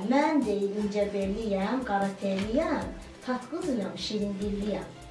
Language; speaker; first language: Azerbaijani; non-native, local second language; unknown